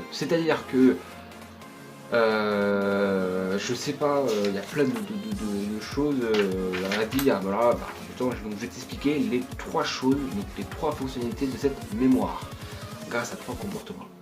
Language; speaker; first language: French; native; French